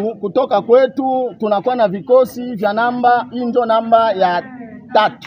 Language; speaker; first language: Swahili; native; Swahili